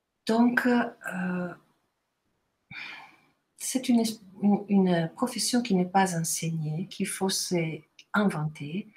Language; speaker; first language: French; non-native, fluent; Italian